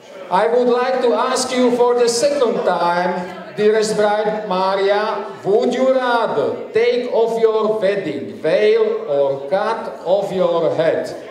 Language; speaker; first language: English; non-native, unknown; Slovak